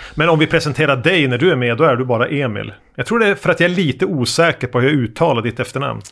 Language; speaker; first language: Swedish; native; Swedish